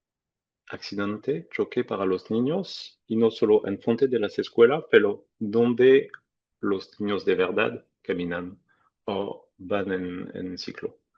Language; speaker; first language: Spanish; non-native, fluent; French